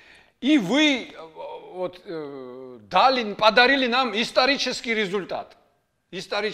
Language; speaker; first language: Russian; non-native, fluent; Georgian